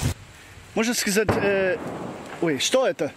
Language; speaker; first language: Russian; non-native, learner; English